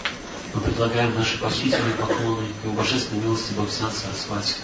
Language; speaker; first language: Russian; native; Russian